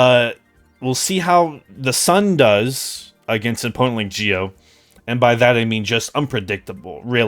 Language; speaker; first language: English; native; English